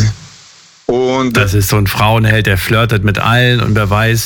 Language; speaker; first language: German; native; German